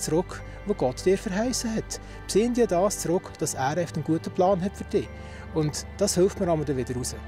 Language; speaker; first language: German; native; German